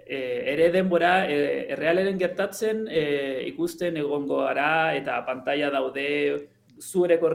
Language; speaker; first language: Basque; non-native, learner; Spanish